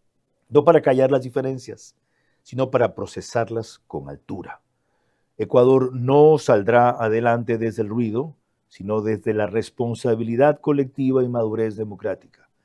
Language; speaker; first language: Spanish; native; Spanish